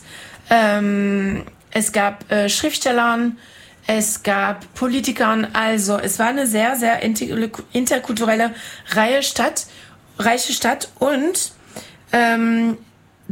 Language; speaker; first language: German; non-native, fluent; French